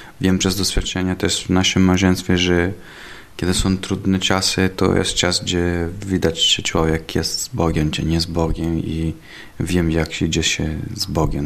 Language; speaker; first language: Polish; non-native, learner; Italian